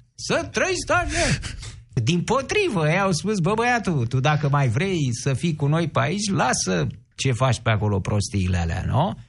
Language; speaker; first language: Romanian; native; Romanian